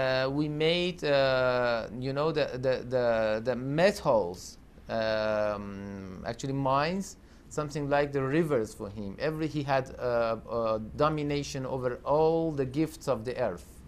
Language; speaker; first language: English; non-native, fluent; Persian